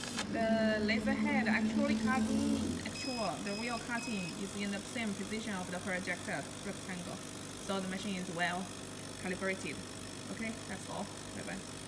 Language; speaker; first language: English; non-native, fluent; Chinese